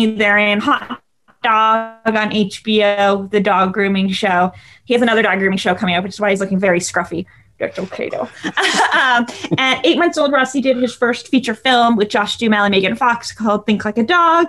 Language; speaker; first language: English; native; English